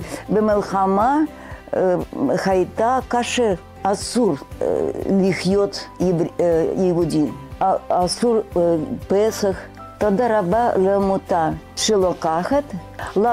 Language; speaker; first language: Hebrew; non-native, learner; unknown